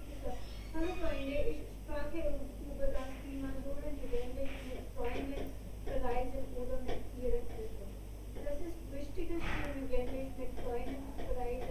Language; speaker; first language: German; non-native, learner; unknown